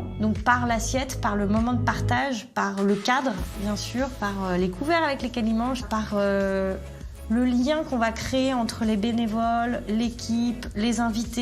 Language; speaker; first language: French; native; French